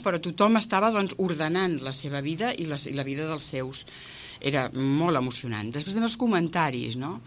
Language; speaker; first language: Catalan; native; Catalan